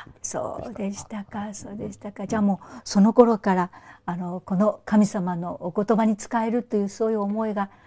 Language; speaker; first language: Japanese; native; Japanese